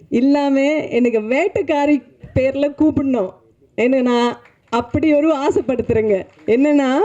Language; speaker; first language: Tamil; non-native, learner; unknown